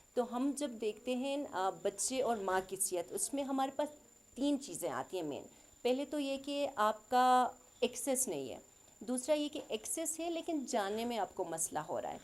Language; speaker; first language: Urdu; non-native, local second language; Khowar